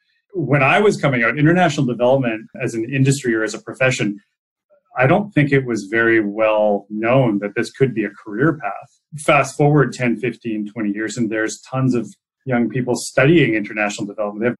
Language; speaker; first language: English; native; English